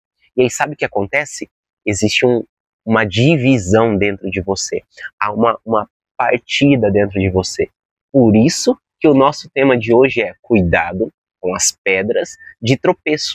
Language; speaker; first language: Portuguese; native; Portuguese